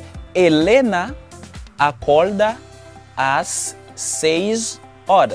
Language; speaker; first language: Portuguese; non-native, fluent; Haitian Creole